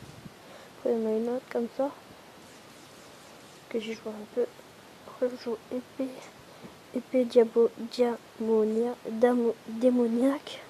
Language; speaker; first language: French; native; French